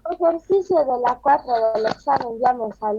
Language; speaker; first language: Spanish; native; Spanish